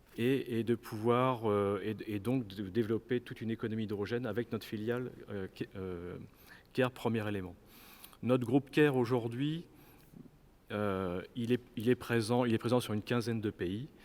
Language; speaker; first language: French; native; French